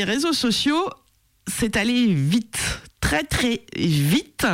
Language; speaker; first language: French; native; French